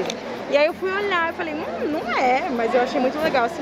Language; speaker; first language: Portuguese; native; Portuguese